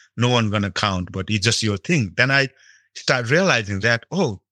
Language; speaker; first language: English; non-native, local second language; Nepali